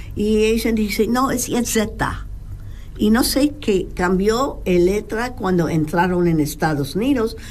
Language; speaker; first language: Spanish; non-native, fluent; English